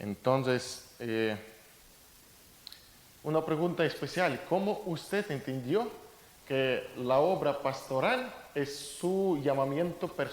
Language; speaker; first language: Spanish; non-native, fluent; Russian